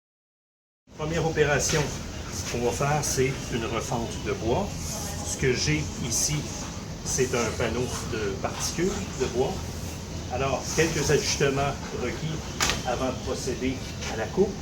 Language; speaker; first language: French; native; French